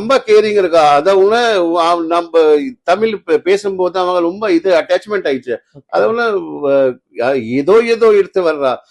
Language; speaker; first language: Tamil; non-native, fluent; Hindi